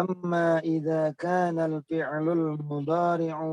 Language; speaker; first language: Arabic; non-native, learner; Indonesian